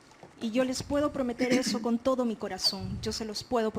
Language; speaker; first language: Spanish; native; Spanish